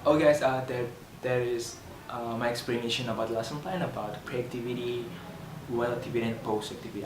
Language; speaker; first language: English; non-native, learner; Indonesian